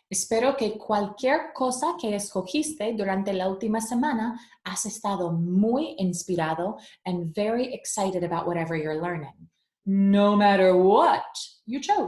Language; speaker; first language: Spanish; early bilingual, heritage; Spanish